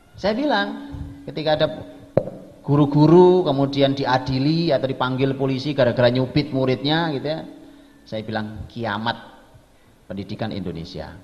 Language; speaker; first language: Indonesian; native; Indonesian